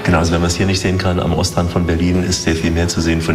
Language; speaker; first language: German; native; German